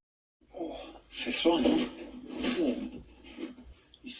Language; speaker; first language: French; non-native, fluent; German